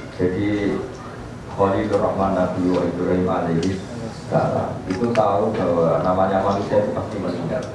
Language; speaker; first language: Malay; non-native, local second language; Javanese